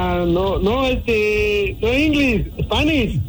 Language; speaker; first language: English; non-native, learner; Spanish